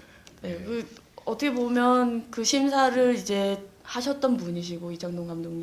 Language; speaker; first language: Korean; native; Korean